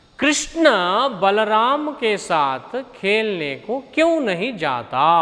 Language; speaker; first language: Hindi; non-native, local second language; Kannada